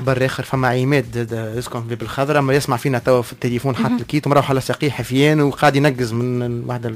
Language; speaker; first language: Arabic; native; Arabic